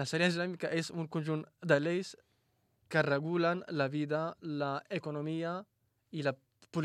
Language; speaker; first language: Catalan; non-native, fluent; Arabic